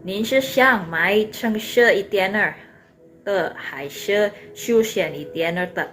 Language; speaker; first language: Chinese; non-native, fluent; Indonesian